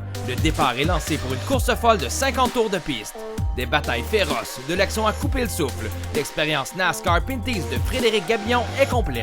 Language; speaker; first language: French; native; French